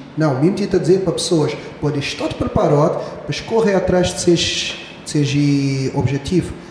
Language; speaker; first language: Portuguese; non-native, local second language; Kabuverdianu